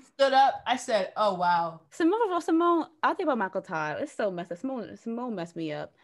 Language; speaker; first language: English; native; English